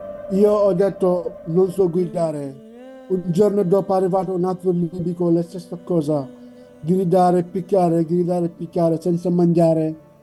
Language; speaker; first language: Italian; non-native, learner; Wolof